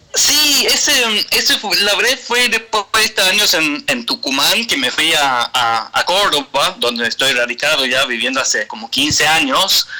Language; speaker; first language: Spanish; non-native, fluent; Swedish